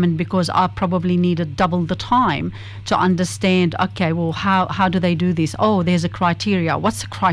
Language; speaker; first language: English; non-native, fluent; Arabic